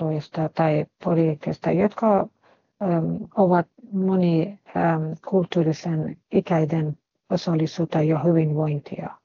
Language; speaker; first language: Finnish; non-native, fluent; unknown